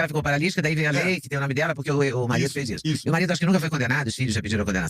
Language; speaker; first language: Portuguese; native; Portuguese